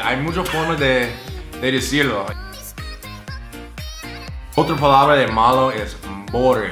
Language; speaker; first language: Spanish; non-native, fluent; English